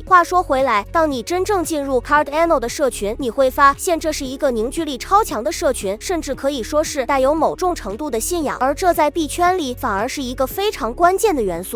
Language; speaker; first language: Chinese; native; Chinese